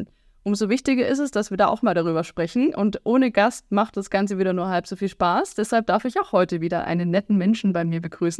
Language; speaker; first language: German; native; German